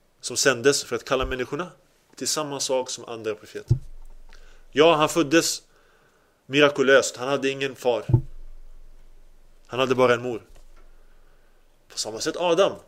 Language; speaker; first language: Swedish; early bilingual, other home language; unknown